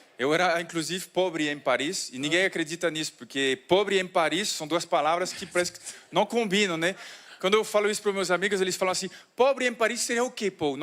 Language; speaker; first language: Portuguese; non-native, fluent; French